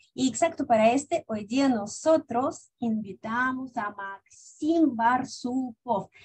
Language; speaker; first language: Spanish; non-native, fluent; Russian